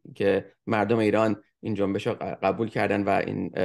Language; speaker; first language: Persian; early bilingual, heritage; Persian